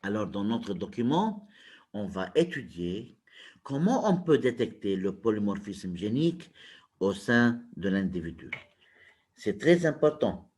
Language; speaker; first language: French; non-native, local second language; Arabic